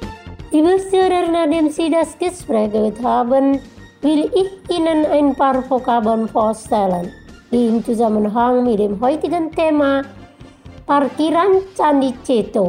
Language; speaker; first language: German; non-native, learner; Indonesian